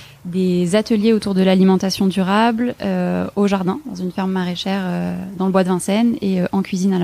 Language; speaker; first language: French; native; French